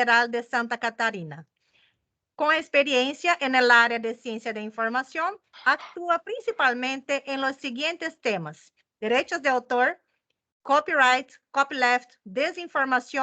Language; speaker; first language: Spanish; non-native, fluent; Portuguese